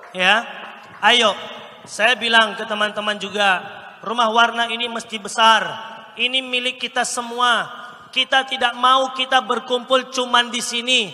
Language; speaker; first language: Indonesian; native; Indonesian